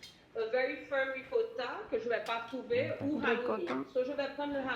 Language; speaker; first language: French; native; French